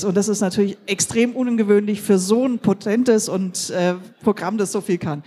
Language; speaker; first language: German; native; German